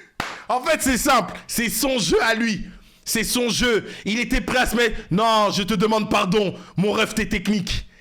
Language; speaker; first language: French; native; French